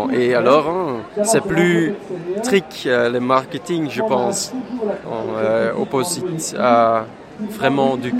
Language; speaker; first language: French; non-native, local second language; Dutch